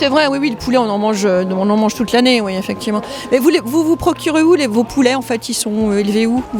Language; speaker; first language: French; native; French